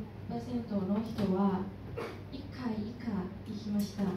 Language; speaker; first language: Japanese; non-native, learner; Thai